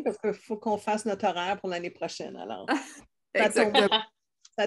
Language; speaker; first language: French; native; French